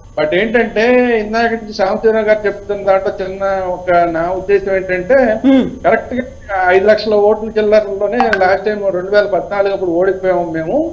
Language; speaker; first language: Telugu; native; Telugu